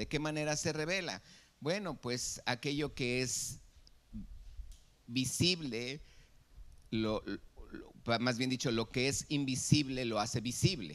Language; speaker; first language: Spanish; native; Spanish